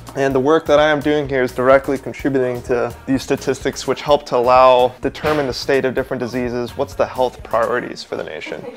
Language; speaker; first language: English; native; English